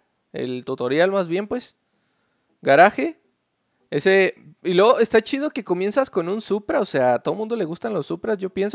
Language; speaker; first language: Spanish; native; Spanish